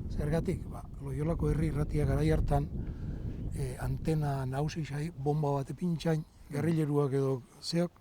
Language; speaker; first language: Basque; native; Basque